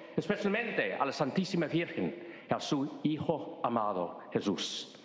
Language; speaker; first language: Spanish; non-native, learner; English